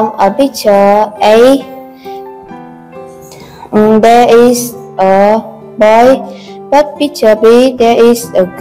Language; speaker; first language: English; non-native, learner; Vietnamese